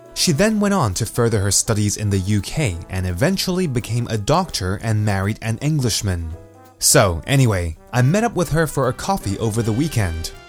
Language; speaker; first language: English; non-native, local second language; Cantonese